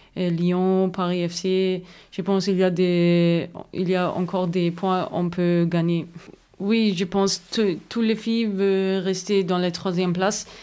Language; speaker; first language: French; non-native, learner; German